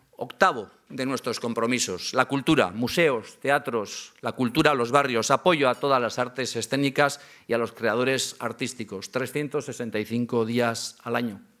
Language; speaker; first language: Spanish; native; Spanish